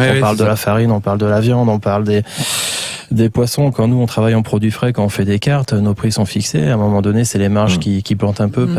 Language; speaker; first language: French; native; French